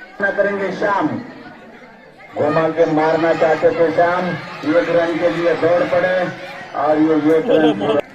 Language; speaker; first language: Hindi; non-native, local second language; Marathi